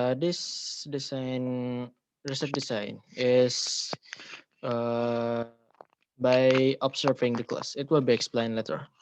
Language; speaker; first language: English; non-native, learner; Indonesian